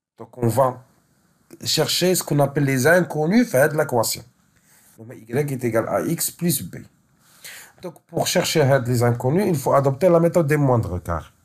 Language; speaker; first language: French; non-native, local second language; Arabic